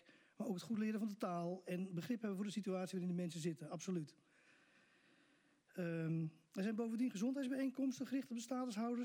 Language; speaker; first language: Dutch; native; Dutch